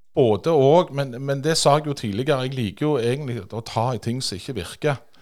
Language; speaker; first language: Norwegian; native; Norwegian